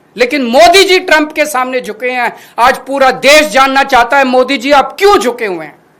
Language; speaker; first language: Hindi; native; Hindi